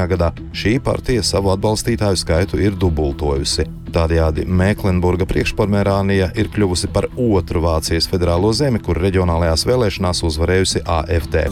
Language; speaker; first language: Latvian; native; Latvian